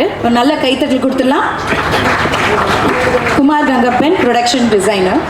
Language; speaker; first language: Tamil; native; Tamil